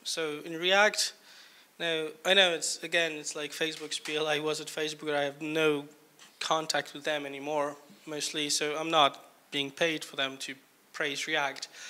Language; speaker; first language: English; non-native, fluent; Polish